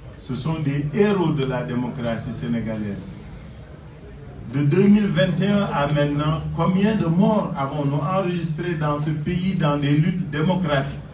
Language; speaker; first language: Wolof; native; Wolof